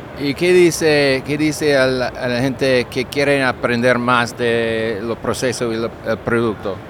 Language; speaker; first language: Spanish; non-native, learner; English